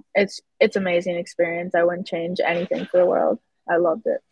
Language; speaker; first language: English; native; English